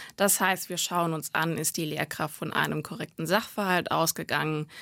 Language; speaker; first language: German; native; German